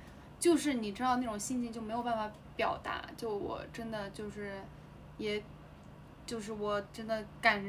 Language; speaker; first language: Chinese; native; Chinese